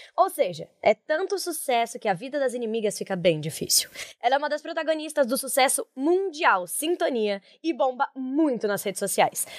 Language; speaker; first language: Portuguese; native; Portuguese